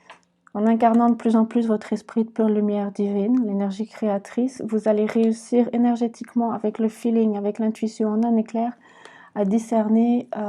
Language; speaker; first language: French; native; French